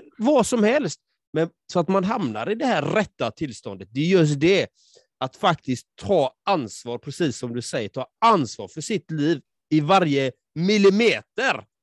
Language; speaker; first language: Swedish; native; Swedish